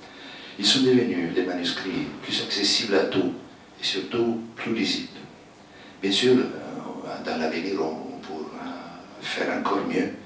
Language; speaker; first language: French; non-native, fluent; Italian